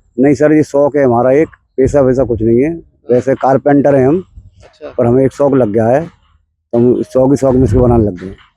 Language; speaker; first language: Hindi; native; Hindi